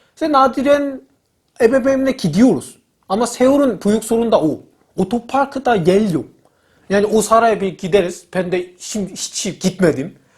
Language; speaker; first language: Turkish; non-native, learner; Korean